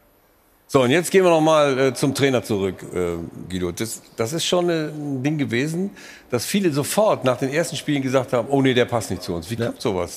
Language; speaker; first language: German; native; German